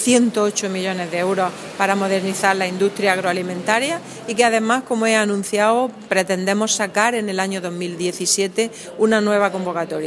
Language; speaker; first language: Spanish; native; Spanish